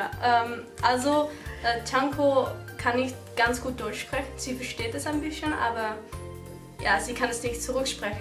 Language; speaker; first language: German; non-native, fluent; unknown